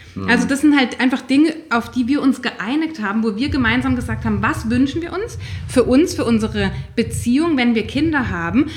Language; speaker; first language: German; native; German